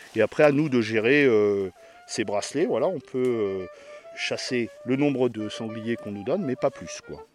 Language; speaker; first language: French; native; French